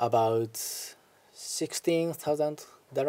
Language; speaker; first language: English; non-native, learner; Japanese